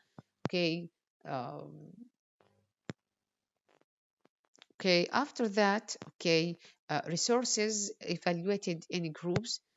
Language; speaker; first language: English; non-native, fluent; Arabic